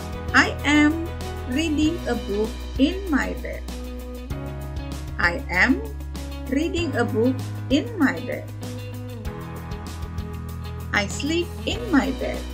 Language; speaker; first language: English; non-native, fluent; Indonesian